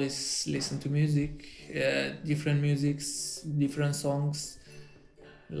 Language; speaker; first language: English; non-native, learner; Arabic